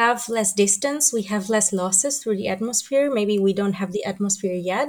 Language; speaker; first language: English; non-native, fluent; Romanian